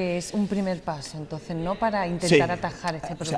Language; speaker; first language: Spanish; native; Spanish